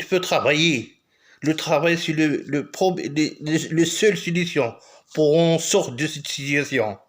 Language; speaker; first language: French; non-native, local second language; Arabic